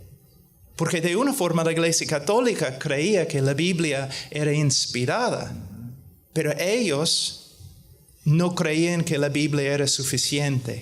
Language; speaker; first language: Spanish; non-native, fluent; English